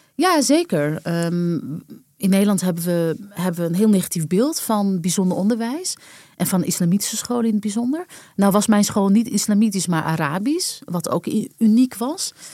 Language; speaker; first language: Dutch; early bilingual, other home language; Arabic